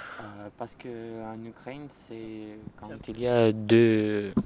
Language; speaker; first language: French; non-native, learner; Ukrainian